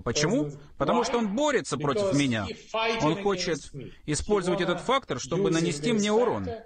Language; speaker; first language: Russian; native; Russian